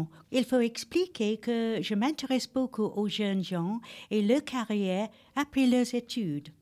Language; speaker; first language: French; non-native, fluent; English